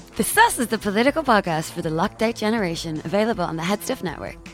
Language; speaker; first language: English; native; English